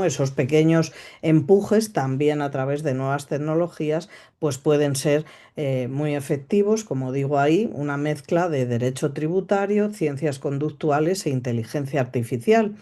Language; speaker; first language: Spanish; native; Spanish